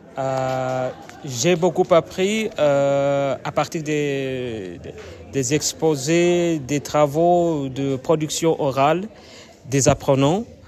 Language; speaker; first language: French; non-native, fluent; Swahili